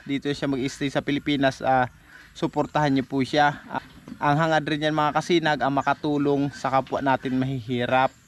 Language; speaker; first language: Filipino; non-native, local second language; Bikol